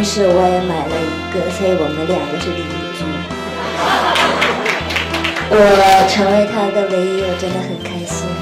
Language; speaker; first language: Chinese; non-native, fluent; Japanese